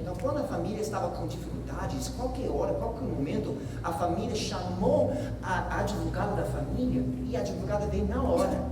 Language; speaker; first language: Portuguese; non-native, fluent; English